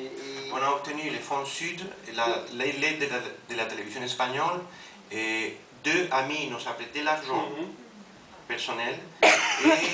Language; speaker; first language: French; non-native, fluent; Spanish